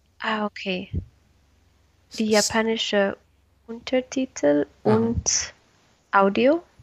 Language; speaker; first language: German; non-native, learner; Spanish